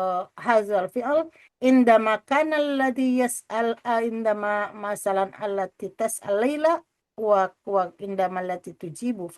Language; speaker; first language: Arabic; non-native, fluent; Indonesian